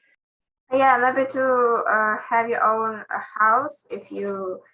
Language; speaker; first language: English; non-native, learner; Ukrainian